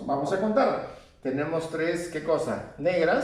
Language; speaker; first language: Spanish; native; Spanish